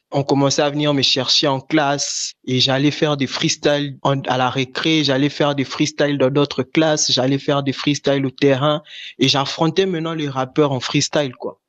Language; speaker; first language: French; non-native, local second language; Lingala